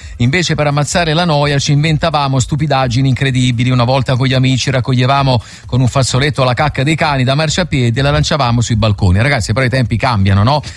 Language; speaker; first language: Italian; native; Italian